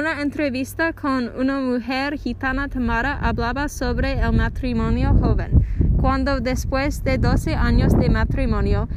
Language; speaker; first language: Spanish; non-native, learner; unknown